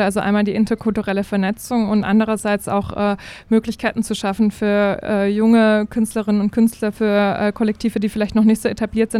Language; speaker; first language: German; native; German